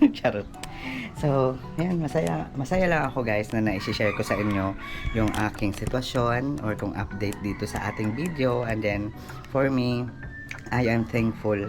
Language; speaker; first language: Filipino; non-native, local second language; Waray